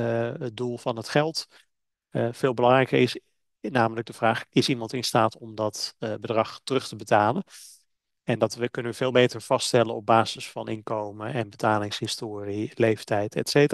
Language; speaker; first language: Dutch; native; Dutch